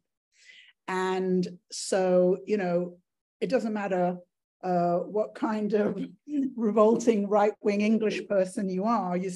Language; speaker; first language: English; native; English